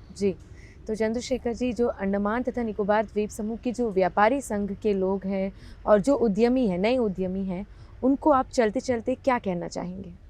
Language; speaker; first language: Hindi; native; Hindi